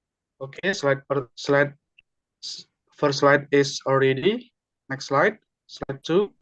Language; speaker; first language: English; non-native, learner; Indonesian